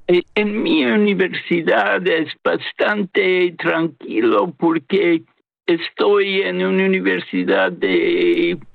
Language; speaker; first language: Spanish; non-native, fluent; English